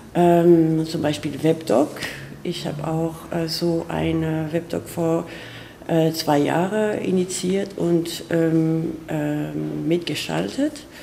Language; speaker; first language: German; non-native, fluent; French